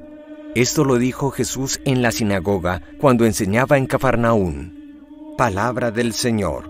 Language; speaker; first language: Spanish; native; Spanish